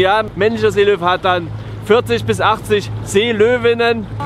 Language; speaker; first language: German; native; German